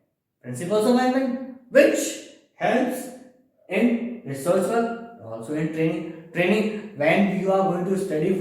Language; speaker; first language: English; non-native, local second language; Hindi